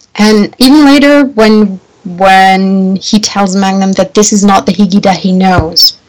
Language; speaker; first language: English; non-native, fluent; German